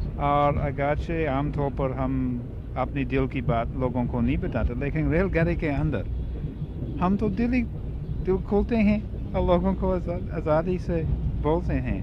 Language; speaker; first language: Urdu; non-native, fluent; English